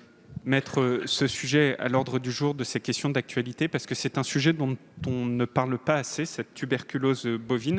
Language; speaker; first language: French; native; French